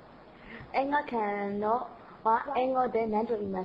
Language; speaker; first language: Japanese; non-native, learner; Burmese